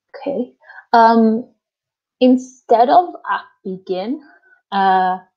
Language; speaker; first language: English; native; English